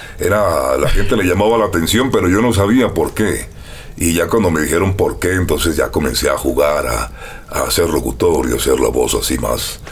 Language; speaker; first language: Spanish; native; Spanish